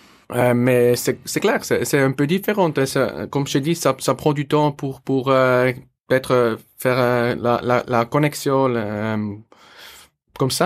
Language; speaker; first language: French; non-native, local second language; German